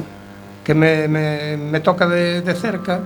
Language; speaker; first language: Spanish; native; Spanish